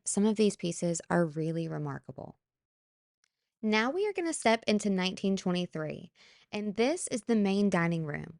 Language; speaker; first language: English; native; English